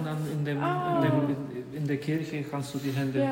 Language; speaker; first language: German; non-native, fluent; Polish